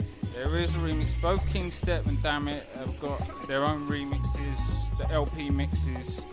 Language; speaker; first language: English; native; English